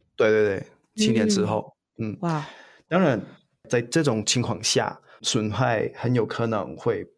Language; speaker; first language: Chinese; non-native, fluent; English